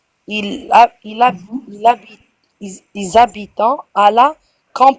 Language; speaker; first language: French; non-native, learner; Arabic